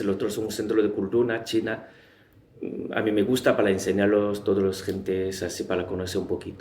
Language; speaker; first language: Spanish; non-native, learner; Chinese